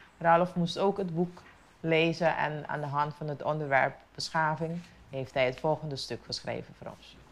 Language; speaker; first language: Dutch; non-native, local second language; Papiamento